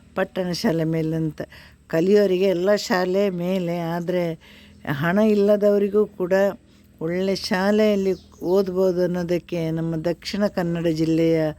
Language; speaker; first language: Kannada; native; Kannada